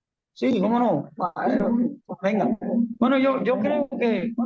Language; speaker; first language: Spanish; native; Spanish